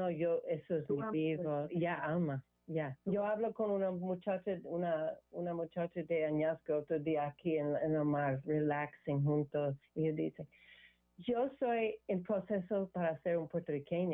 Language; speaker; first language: Spanish; non-native, learner; English